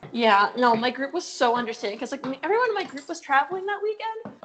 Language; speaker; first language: English; native; English